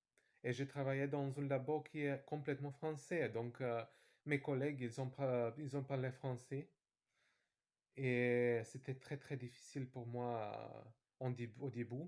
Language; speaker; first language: French; non-native, fluent; Serbian